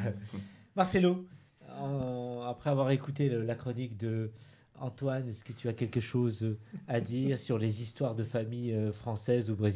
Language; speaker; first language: French; native; French